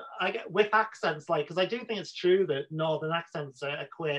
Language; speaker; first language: English; native; English